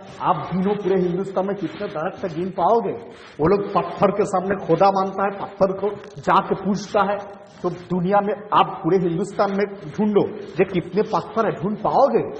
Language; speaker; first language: Urdu; non-native, local second language; Bangla